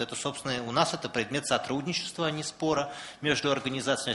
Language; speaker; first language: Russian; native; Russian